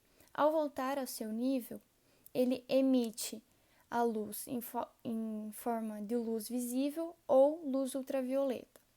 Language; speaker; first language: Portuguese; native; Portuguese